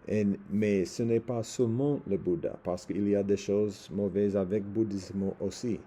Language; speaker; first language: French; non-native, learner; English